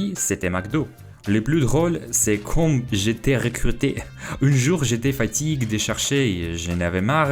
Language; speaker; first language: French; non-native, fluent; Russian